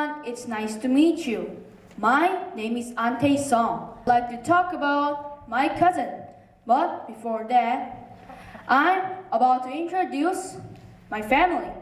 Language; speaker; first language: English; non-native, fluent; Korean